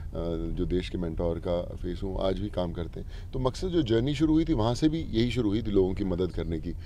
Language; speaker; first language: Hindi; native; Hindi